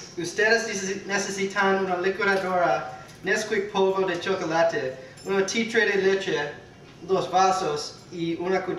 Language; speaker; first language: Spanish; non-native, learner; English